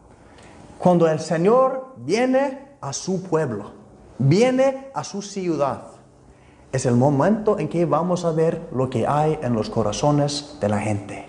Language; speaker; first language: Spanish; non-native, fluent; Icelandic